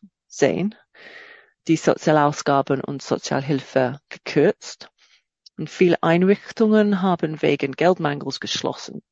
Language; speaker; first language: German; non-native, fluent; English